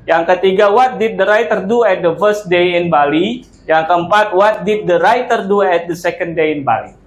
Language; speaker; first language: English; non-native, learner; Indonesian